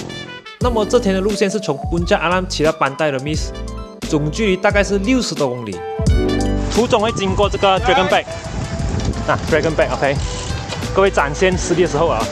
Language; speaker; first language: Chinese; native; Chinese